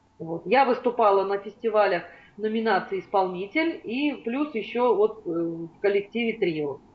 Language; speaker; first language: Russian; native; Russian